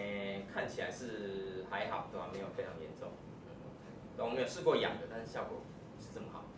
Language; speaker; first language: Chinese; native; Chinese